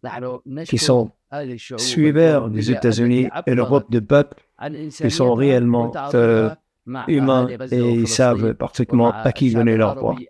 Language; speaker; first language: French; non-native, fluent; Arabic